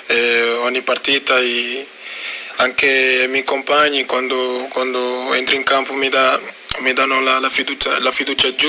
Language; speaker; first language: Italian; non-native, fluent; Portuguese